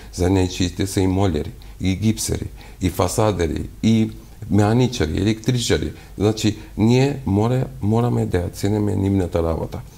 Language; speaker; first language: Macedonian; non-native, local second language; Albanian